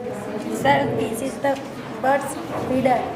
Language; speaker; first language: English; non-native, learner; Hindi